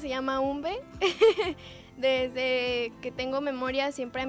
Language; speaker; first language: Spanish; native; Spanish